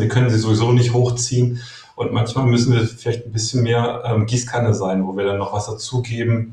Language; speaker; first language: German; native; German